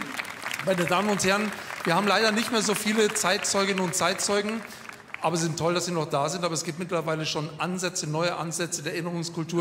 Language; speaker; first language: German; native; German